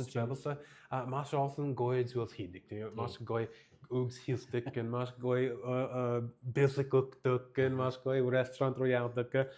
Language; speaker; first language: Mongolian; non-native, learner; English